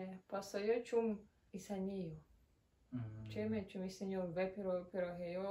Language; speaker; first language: Korean; non-native, learner; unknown